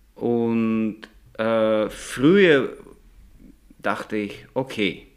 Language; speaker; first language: German; non-native, fluent; Russian